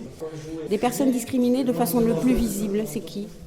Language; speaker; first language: French; native; French